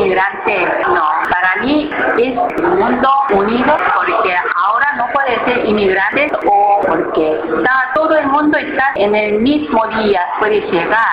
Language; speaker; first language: Spanish; non-native, learner; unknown